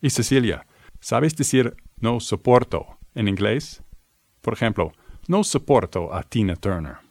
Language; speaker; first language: Spanish; non-native, fluent; English